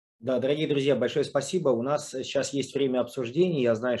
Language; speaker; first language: Russian; native; Russian